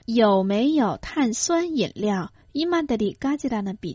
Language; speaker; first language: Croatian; non-native, fluent; Chinese